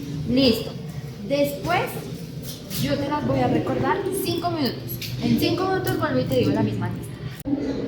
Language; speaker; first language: Spanish; native; Spanish